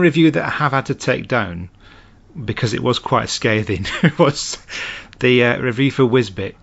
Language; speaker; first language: English; native; English